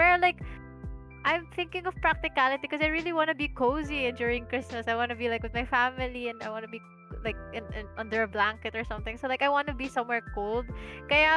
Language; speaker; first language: English; non-native, local second language; Filipino